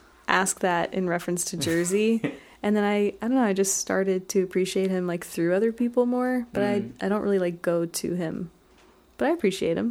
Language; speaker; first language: English; native; English